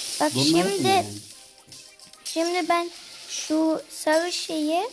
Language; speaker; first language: Turkish; early bilingual, heritage; Turkish